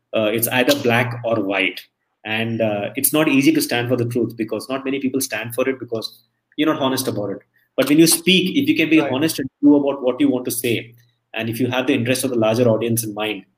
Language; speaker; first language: English; non-native, local second language; Malayalam